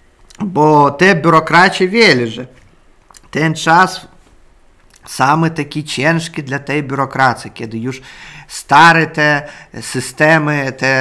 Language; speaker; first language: Polish; non-native, learner; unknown